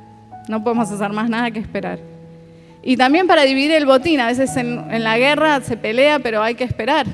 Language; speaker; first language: Spanish; native; Spanish